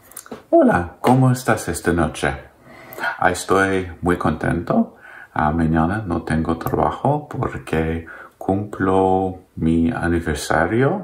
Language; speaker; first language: Spanish; non-native, learner; English